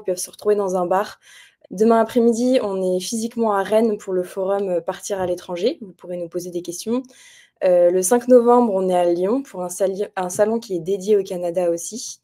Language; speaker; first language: French; native; French